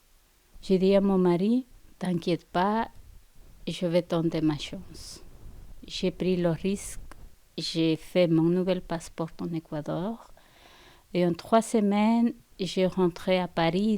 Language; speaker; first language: French; non-native, fluent; Spanish